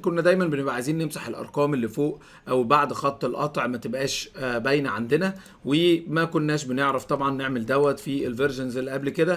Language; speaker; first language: Arabic; native; Arabic